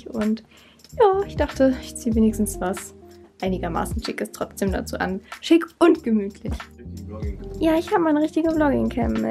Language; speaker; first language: German; native; German